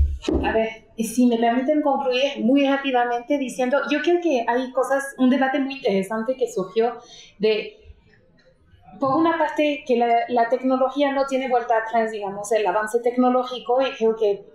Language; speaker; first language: Spanish; native; Spanish